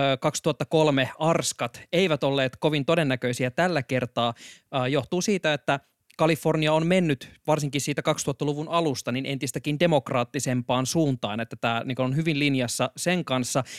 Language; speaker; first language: Finnish; native; Finnish